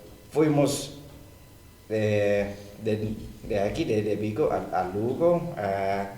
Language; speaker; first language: Spanish; non-native, learner; Thai